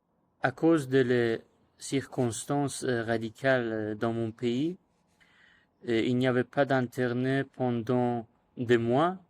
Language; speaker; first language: French; non-native, learner; Persian